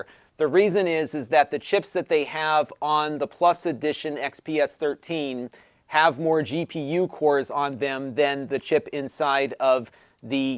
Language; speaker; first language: English; native; English